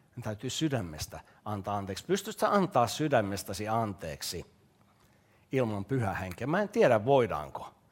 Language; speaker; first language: Finnish; native; Finnish